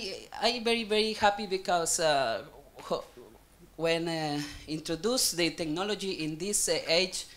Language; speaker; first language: English; non-native, learner; Spanish